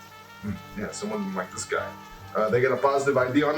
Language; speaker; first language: English; native; English